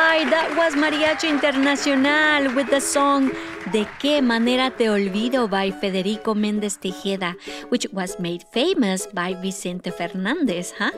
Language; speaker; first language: English; non-native, fluent; Spanish